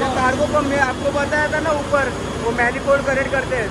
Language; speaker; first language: Hindi; non-native, local second language; Marathi